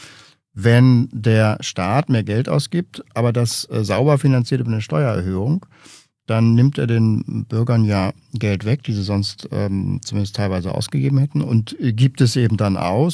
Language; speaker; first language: German; native; German